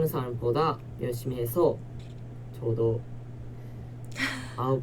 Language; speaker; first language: Korean; non-native, learner; Japanese